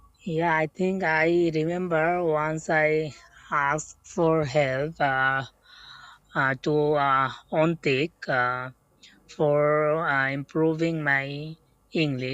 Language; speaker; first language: English; non-native, learner; Bangla